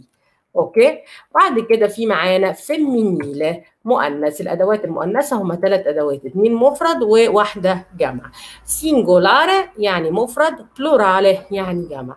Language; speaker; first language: Arabic; native; Arabic